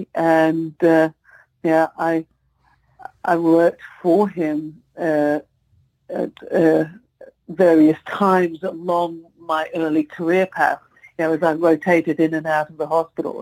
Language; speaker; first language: English; native; English